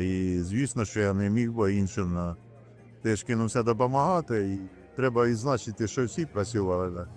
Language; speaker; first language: Ukrainian; non-native, local second language; Russian